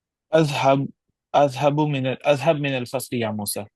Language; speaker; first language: Arabic; non-native, learner; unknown